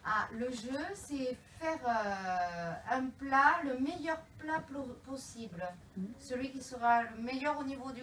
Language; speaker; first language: French; native; French